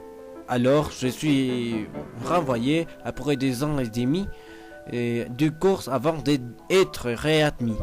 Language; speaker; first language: French; non-native, learner; Spanish